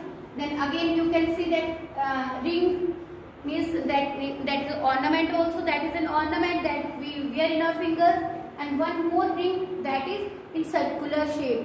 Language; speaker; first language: English; non-native, local second language; Hindi